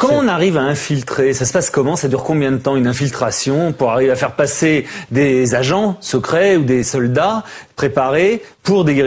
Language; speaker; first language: French; native; French